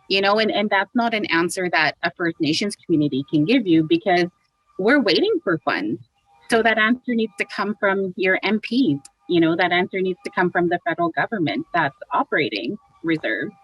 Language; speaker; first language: English; native; English